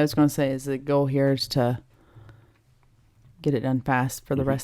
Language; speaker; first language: English; native; English